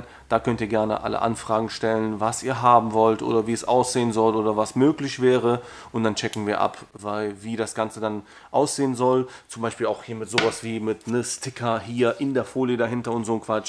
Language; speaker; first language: German; native; German